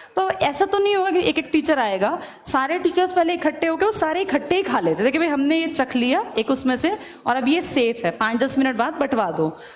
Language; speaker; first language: Hindi; native; Hindi